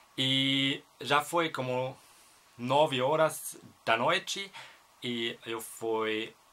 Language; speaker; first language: Portuguese; non-native, fluent; German